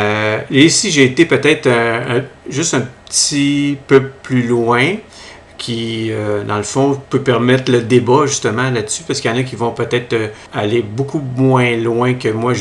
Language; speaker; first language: French; native; French